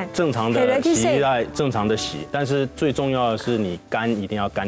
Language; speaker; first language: Chinese; native; Chinese